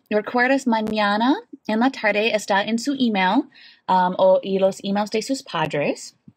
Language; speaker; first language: Spanish; non-native, fluent; English